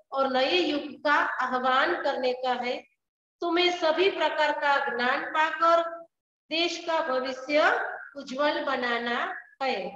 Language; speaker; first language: Hindi; non-native, local second language; Gujarati